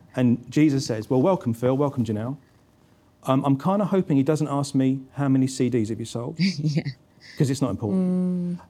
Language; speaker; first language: English; native; English